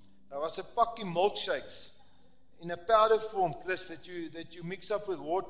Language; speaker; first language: English; non-native, local second language; Afrikaans